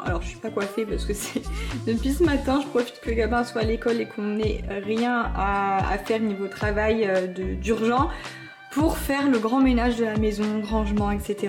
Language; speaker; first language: French; native; French